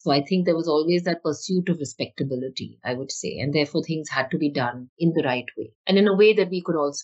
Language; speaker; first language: English; non-native, local second language; Hindi